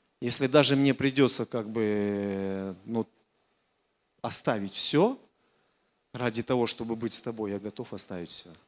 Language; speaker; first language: Russian; native; Russian